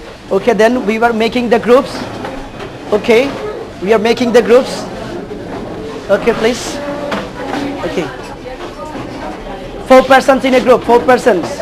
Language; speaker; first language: English; non-native, fluent; Bangla